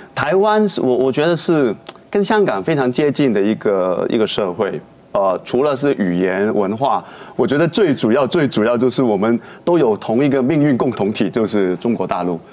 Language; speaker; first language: Chinese; non-native, local second language; Cantonese